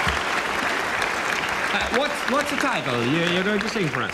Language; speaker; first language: English; non-native, fluent; Dutch